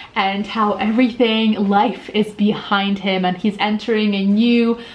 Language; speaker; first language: English; non-native, fluent; Russian